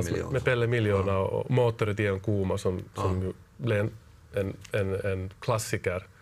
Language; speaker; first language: Swedish; native; Swedish